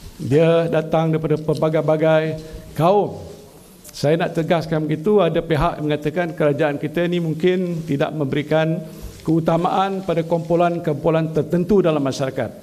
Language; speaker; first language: Malay; native; Malay